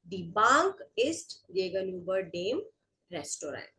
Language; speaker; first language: German; non-native, fluent; Hindi